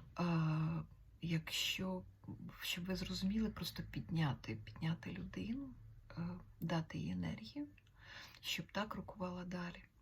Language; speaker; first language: Ukrainian; native; Ukrainian